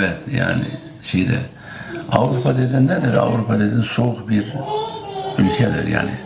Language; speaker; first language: Turkish; non-native, local second language; Kurdish